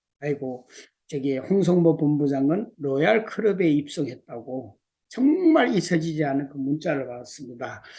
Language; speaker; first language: Korean; native; Korean